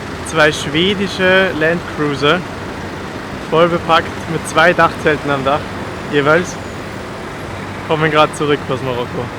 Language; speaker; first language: German; native; German